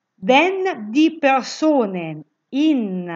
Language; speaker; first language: German; non-native, learner; Italian